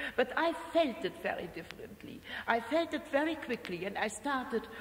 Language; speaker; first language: English; non-native, fluent; German